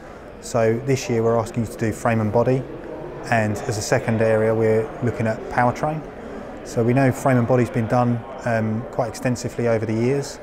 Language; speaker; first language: English; native; English